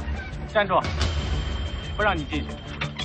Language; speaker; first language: Chinese; native; Chinese